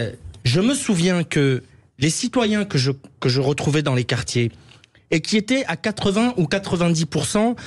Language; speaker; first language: French; native; French